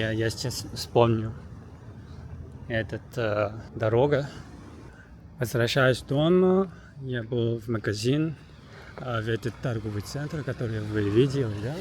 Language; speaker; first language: Russian; non-native, learner; Japanese